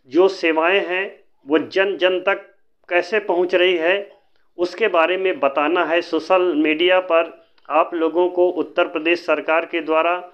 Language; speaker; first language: Hindi; native; Hindi